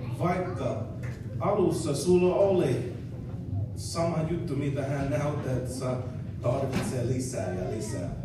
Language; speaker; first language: Finnish; non-native, learner; English